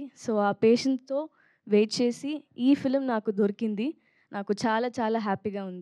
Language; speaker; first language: Telugu; non-native, local second language; Tamil